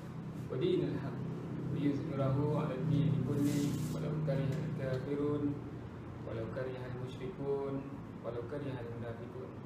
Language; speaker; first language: Arabic; non-native, learner; Malay